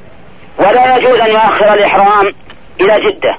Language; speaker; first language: Arabic; native; Arabic